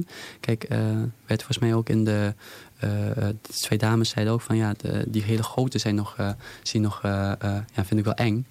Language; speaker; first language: Dutch; native; Dutch